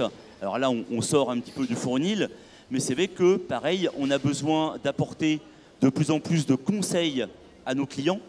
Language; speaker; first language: French; native; French